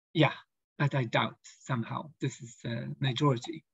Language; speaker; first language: English; non-native, fluent; Polish